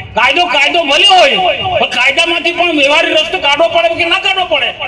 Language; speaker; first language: Gujarati; non-native, local second language; Vasavi